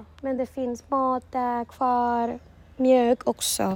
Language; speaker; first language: Swedish; non-native, learner; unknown